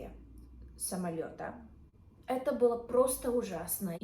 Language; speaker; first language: Russian; non-native, learner; English